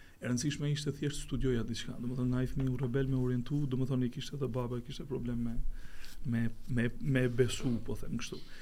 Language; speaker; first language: Albanian; native; Albanian